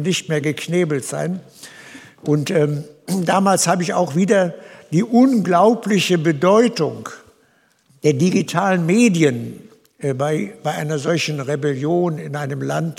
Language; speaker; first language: German; native; German